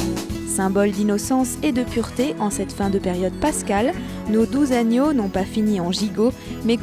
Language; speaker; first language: French; native; French